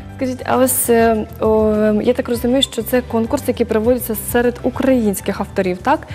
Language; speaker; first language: Ukrainian; native; Ukrainian